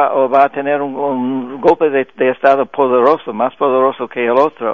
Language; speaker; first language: Spanish; non-native, fluent; English